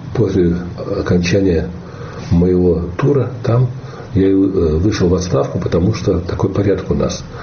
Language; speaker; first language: Russian; native; Russian